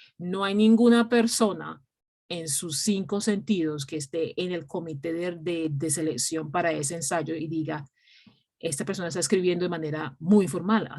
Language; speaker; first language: Spanish; non-native, local second language; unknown